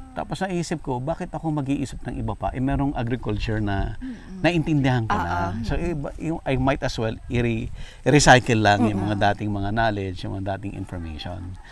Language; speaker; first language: Filipino; native; Filipino